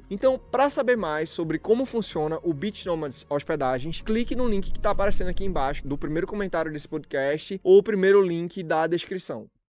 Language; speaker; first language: Portuguese; native; Portuguese